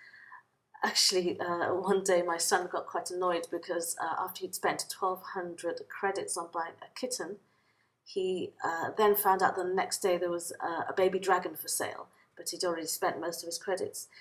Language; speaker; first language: English; native; English